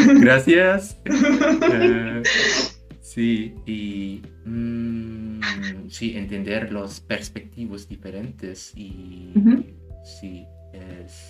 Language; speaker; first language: Spanish; non-native, learner; German